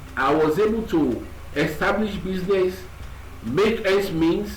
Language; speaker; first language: English; non-native, local second language; Yoruba